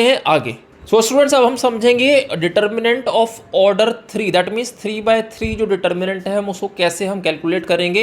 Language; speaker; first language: Hindi; native; Hindi